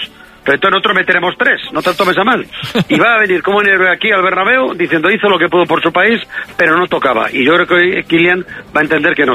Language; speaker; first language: Spanish; native; Spanish